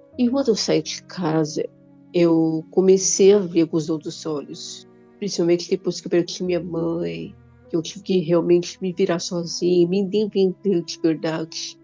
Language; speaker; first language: Portuguese; non-native, local second language; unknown